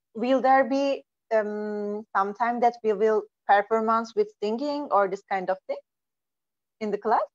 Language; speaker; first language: English; non-native, fluent; Turkish